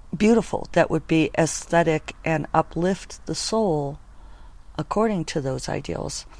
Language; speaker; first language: English; native; English